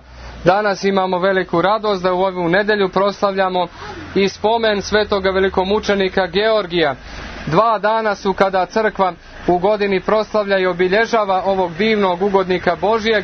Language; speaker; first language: Croatian; native; Croatian